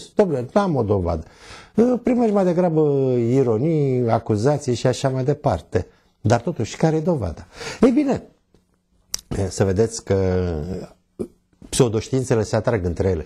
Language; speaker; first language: Romanian; native; Romanian